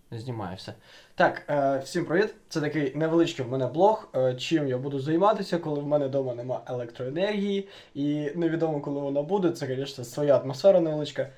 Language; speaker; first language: Ukrainian; non-native, local second language; Russian